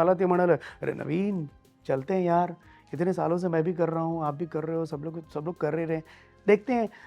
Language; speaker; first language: Hindi; non-native, local second language; Marathi